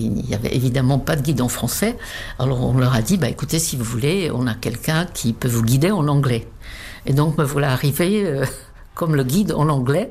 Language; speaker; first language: French; non-native, fluent; Czech